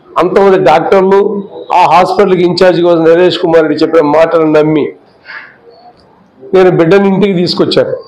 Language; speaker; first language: Telugu; native; Telugu